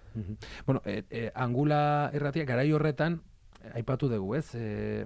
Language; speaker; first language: Basque; native; Basque